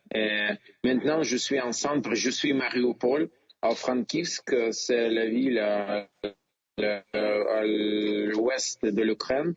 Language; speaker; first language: French; non-native, learner; Ukrainian